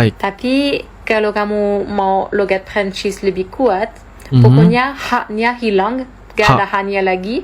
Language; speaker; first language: Indonesian; non-native, fluent; French